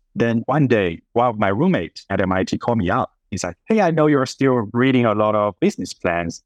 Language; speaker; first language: English; non-native, fluent; Chinese